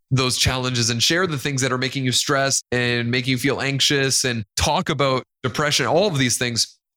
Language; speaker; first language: English; non-native, fluent; Spanish